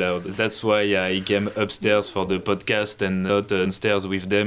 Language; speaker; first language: English; non-native, fluent; French